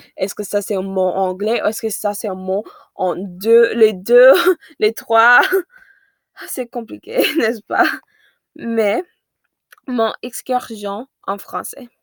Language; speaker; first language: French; non-native, learner; English